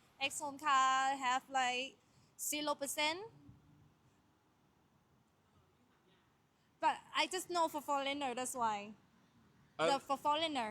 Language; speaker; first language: English; non-native, learner; Thai